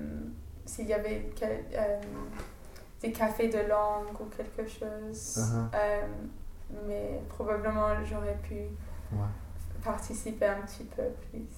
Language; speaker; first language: French; non-native, fluent; English